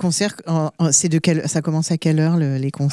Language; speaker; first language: French; native; French